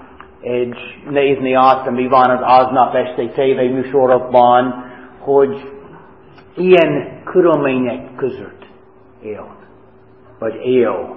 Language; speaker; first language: Hungarian; non-native, fluent; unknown